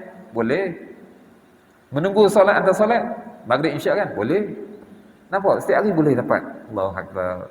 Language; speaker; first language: Malay; native; Malay